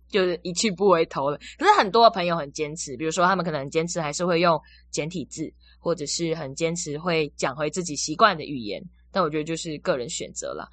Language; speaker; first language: Chinese; native; Chinese